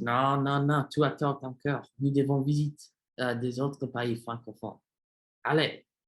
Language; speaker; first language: French; non-native, learner; English